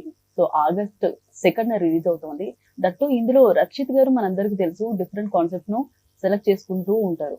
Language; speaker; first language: Telugu; native; Telugu